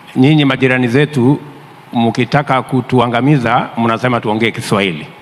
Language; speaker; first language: Swahili; non-native, local second language; Kalenjin